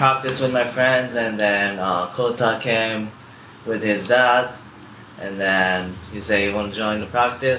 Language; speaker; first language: English; non-native, fluent; Japanese